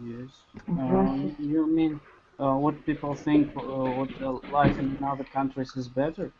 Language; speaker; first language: English; non-native, learner; Russian